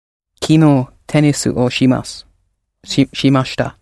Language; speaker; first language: Japanese; non-native, learner; English